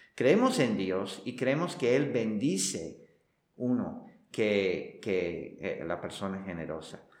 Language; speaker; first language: Spanish; non-native, fluent; English